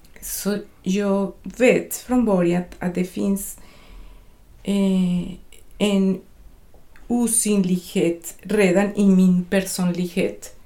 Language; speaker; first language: Swedish; non-native, fluent; Spanish